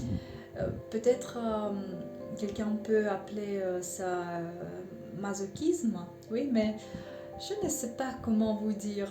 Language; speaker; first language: French; non-native, learner; Russian